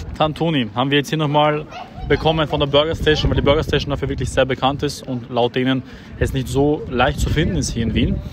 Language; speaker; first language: German; early bilingual, other home language; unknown